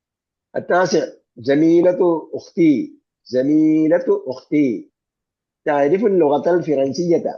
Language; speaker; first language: Arabic; non-native, fluent; Malayalam